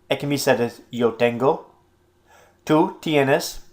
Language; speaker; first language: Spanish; non-native, fluent; English